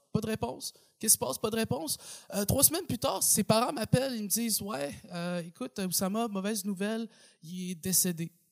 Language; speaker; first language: French; early bilingual, other home language; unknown